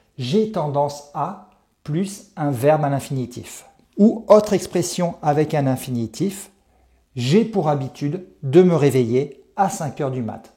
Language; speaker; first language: French; native; French